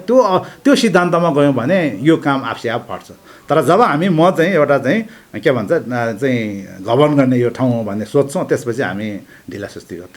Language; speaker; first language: Nepali; non-native, local second language; Sherpa